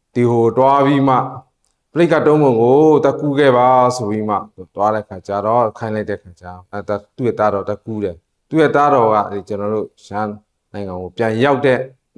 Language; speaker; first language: Burmese; non-native, local second language; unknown